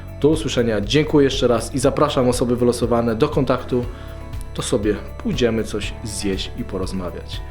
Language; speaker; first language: Polish; native; Polish